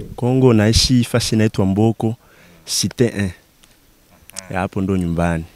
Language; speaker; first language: Swahili; non-native, local second language; Bembe